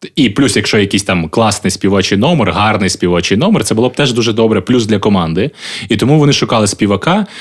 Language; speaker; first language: Ukrainian; native; Ukrainian